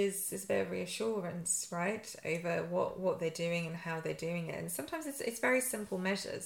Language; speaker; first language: English; native; English